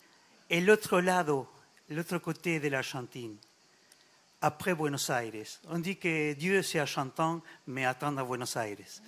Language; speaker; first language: French; non-native, fluent; Spanish